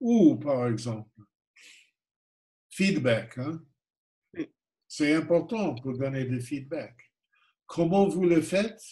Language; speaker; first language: French; non-native, fluent; English